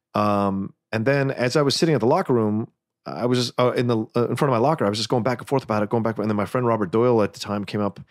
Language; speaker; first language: English; native; English